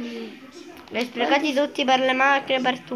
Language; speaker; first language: Italian; native; Italian